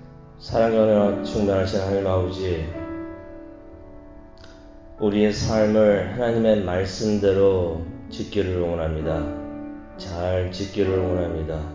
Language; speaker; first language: Korean; native; Korean